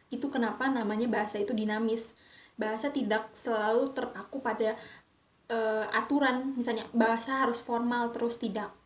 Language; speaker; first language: Indonesian; non-native, local second language; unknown